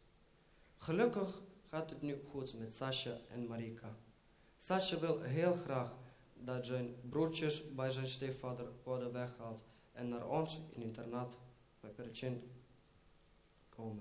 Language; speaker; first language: Dutch; non-native, fluent; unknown